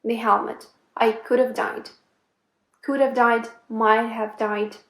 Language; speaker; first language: English; non-native, fluent; Ukrainian